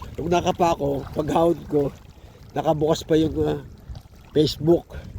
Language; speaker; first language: Filipino; non-native, local second language; Pampanga